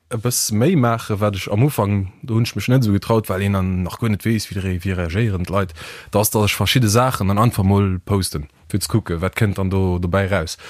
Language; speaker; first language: Luxembourgish; early bilingual, other home language; Portuguese